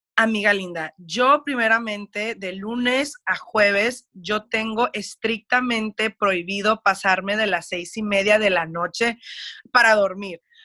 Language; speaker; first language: Spanish; early bilingual, heritage; Spanish